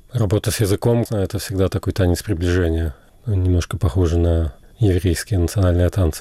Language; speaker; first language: Russian; native; Russian